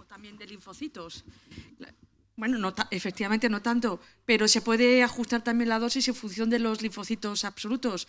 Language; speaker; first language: Spanish; native; Spanish